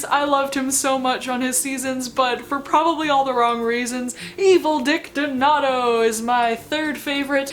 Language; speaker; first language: English; native; English